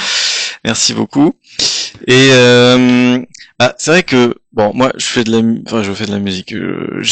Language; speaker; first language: French; native; French